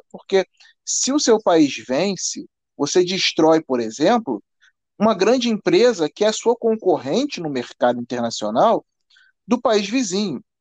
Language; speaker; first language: Portuguese; native; Portuguese